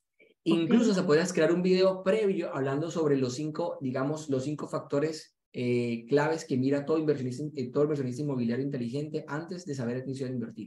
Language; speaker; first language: Spanish; native; Spanish